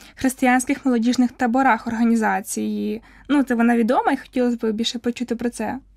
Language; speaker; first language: Ukrainian; native; Ukrainian